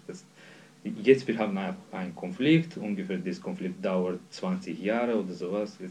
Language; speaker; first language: German; non-native, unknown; Azerbaijani